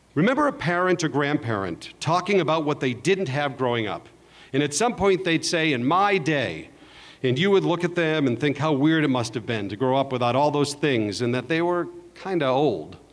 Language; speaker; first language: English; native; English